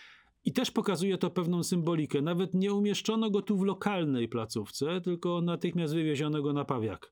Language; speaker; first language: Polish; native; Polish